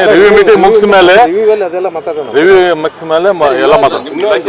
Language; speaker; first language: Kannada; non-native, local second language; Urdu